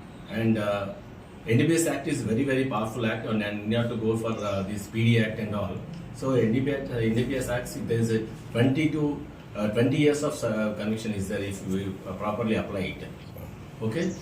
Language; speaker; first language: English; non-native, local second language; Telugu